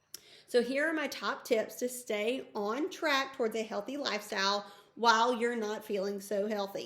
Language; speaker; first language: English; native; English